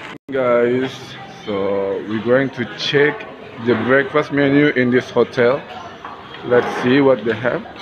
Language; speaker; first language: English; non-native, fluent; Indonesian